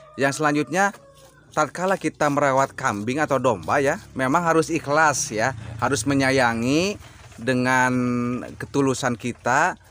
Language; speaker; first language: Indonesian; non-native, local second language; Javanese